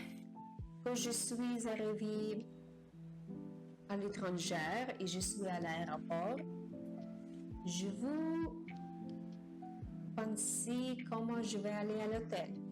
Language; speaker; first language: French; non-native, learner; Japanese